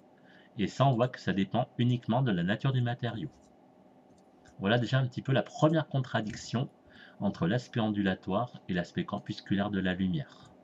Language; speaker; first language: French; native; French